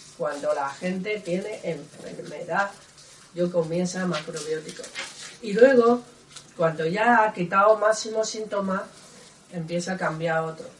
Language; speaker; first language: Spanish; non-native, learner; Chinese